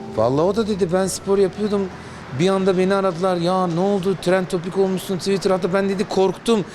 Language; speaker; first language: Turkish; native; Turkish